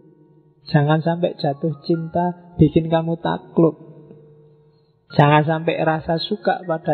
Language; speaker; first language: Indonesian; non-native, local second language; Javanese